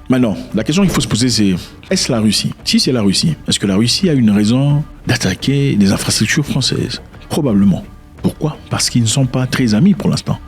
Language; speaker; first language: French; non-native, local second language; Lingala